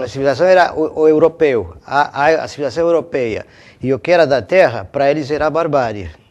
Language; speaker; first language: Portuguese; non-native, fluent; Spanish